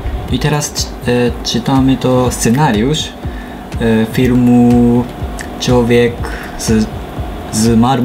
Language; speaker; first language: Polish; non-native, learner; Japanese